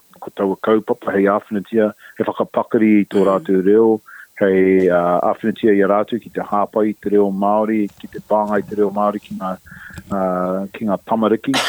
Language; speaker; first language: Māori; non-native, local second language; English